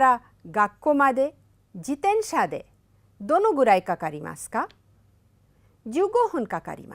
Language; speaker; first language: Japanese; non-native, fluent; Hindi